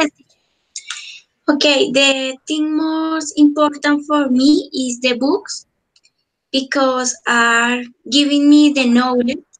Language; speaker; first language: English; non-native, learner; Spanish